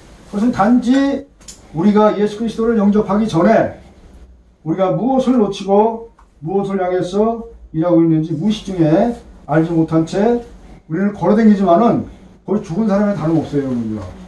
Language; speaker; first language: Korean; native; Korean